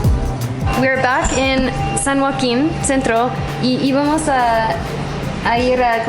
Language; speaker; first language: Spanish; non-native, fluent; English